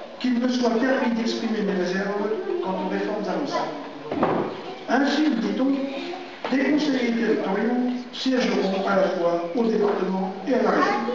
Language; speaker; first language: French; native; French